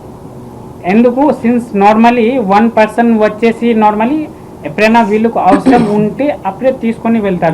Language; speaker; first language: Telugu; non-native, fluent; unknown